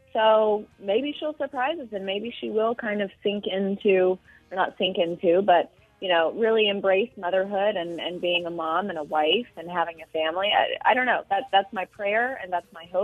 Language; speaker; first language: English; native; English